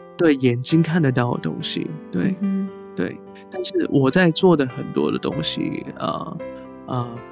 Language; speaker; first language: Chinese; non-native, local second language; Cantonese